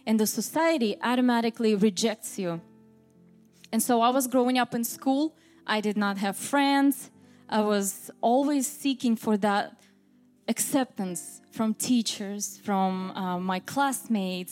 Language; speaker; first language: English; non-native, fluent; Russian